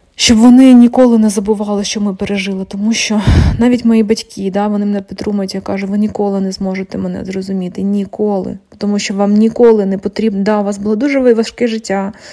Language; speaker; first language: Ukrainian; non-native, local second language; Russian